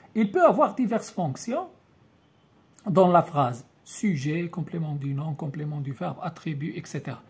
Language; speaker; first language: French; non-native, local second language; Arabic